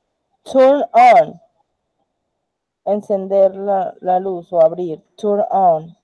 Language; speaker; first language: English; non-native, learner; Spanish